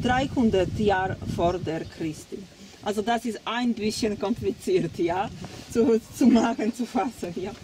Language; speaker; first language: German; non-native, learner; Polish